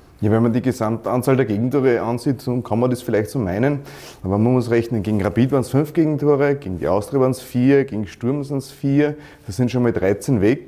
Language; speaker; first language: German; native; German